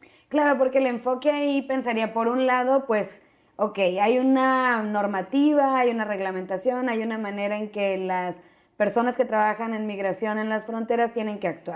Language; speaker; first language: Spanish; native; Spanish